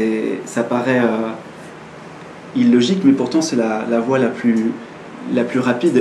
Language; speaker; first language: French; native; French